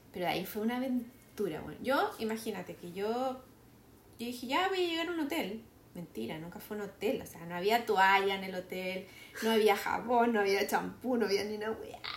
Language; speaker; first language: Spanish; native; Spanish